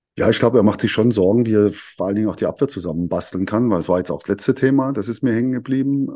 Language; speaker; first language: German; native; German